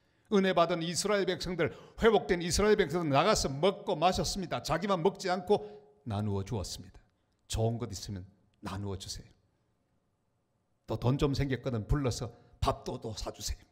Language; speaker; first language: Korean; native; Korean